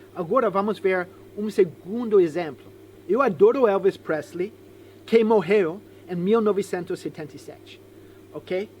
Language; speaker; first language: Portuguese; non-native, fluent; English